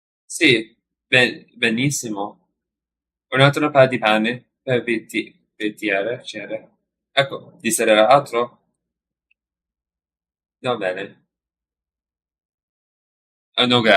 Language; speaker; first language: Italian; non-native, learner; English